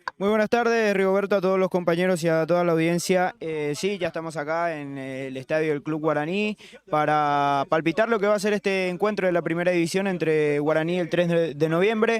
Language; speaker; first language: Spanish; native; Spanish